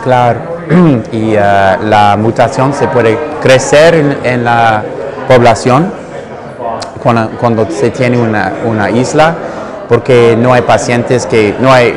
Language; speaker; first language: Spanish; non-native, learner; English